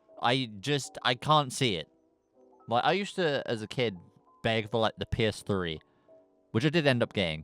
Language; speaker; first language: English; native; English